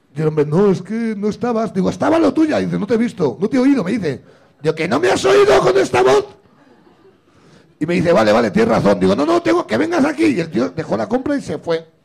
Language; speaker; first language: Spanish; native; Spanish